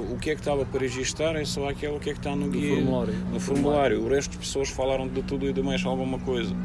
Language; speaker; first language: Portuguese; non-native, fluent; Russian